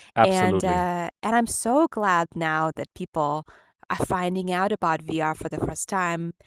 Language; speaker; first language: English; non-native, fluent; Ukrainian